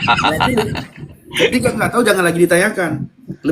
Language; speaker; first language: Indonesian; native; Indonesian